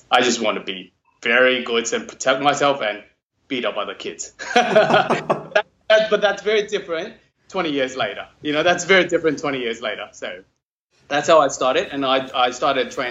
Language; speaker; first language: English; non-native, local second language; Cantonese